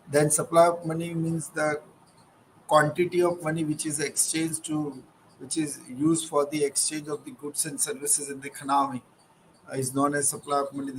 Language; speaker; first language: English; non-native, local second language; Gujarati